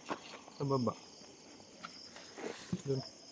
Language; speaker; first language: Filipino; native; Filipino